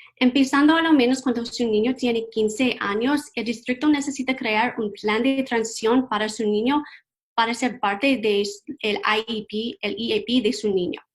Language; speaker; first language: Spanish; non-native, learner; English